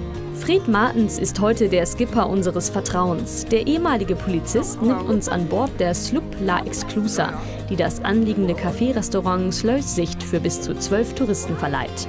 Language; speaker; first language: German; native; German